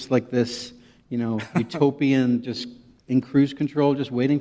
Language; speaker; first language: English; native; English